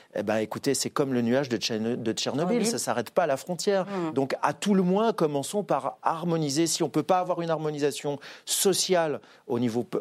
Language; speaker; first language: French; native; French